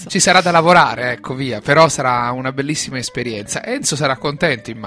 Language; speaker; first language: Italian; native; Italian